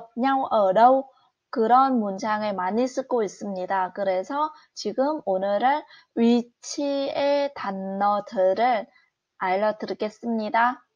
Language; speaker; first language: Korean; non-native, fluent; Vietnamese